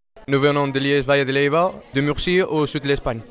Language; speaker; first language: French; non-native, learner; Spanish